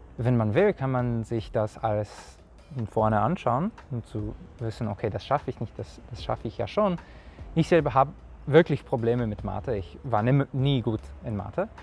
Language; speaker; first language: German; non-native, fluent; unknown